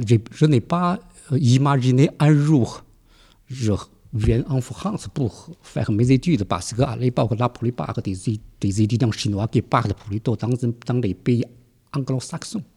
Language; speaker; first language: French; non-native, fluent; Chinese